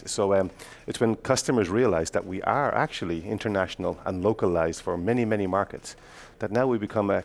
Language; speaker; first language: English; native; English